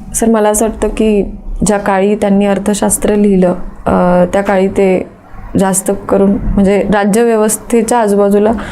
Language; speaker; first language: Marathi; native; Marathi